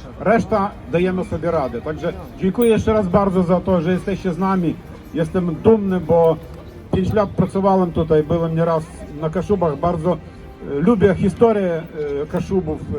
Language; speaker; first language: Polish; non-native, fluent; Ukrainian